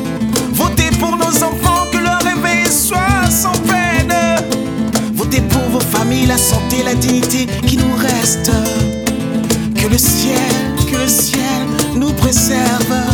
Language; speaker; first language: French; native; French